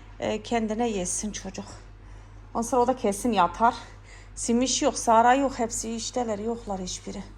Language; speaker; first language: Turkish; native; Turkish